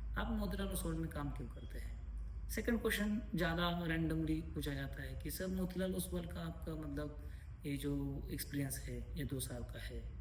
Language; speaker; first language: Hindi; non-native, local second language; Marathi